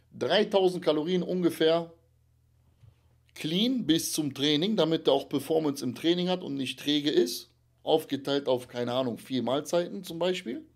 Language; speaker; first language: German; native; German